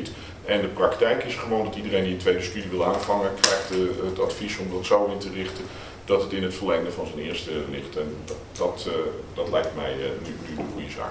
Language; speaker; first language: Dutch; native; Dutch